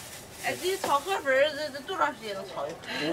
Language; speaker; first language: Chinese; native; Chinese